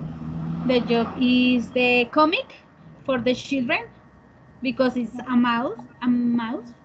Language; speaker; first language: English; non-native, learner; Spanish